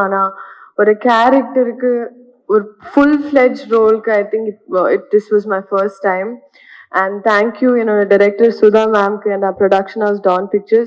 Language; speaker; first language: Tamil; non-native, fluent; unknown